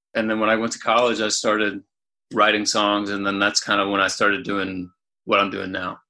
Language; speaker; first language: English; native; English